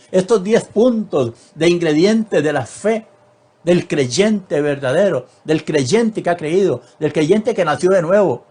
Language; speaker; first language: Spanish; native; Spanish